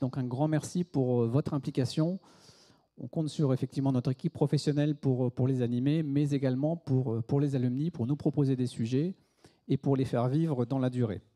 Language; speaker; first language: French; native; French